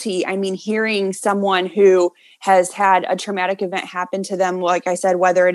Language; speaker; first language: English; native; English